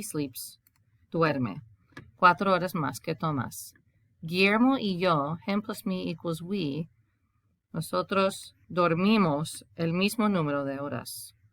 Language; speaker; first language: Spanish; non-native, fluent; English